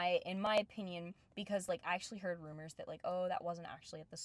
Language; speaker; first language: English; native; English